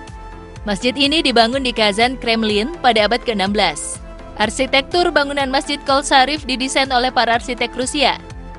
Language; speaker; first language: Indonesian; native; Indonesian